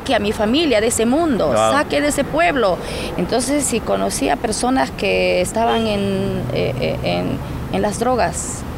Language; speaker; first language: Spanish; native; Spanish